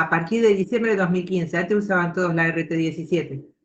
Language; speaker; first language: Spanish; native; Spanish